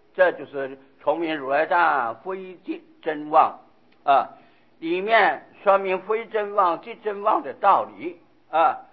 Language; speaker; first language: Chinese; non-native, local second language; Hakka Chinese